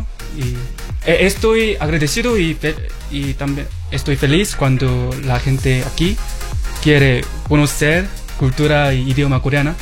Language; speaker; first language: Spanish; non-native, learner; Korean